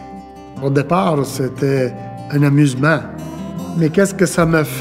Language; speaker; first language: French; non-native, fluent; Italian